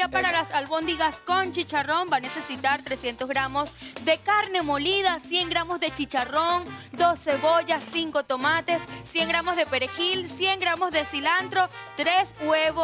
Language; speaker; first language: Spanish; native; Spanish